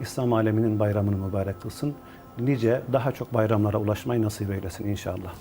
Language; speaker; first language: Turkish; native; Turkish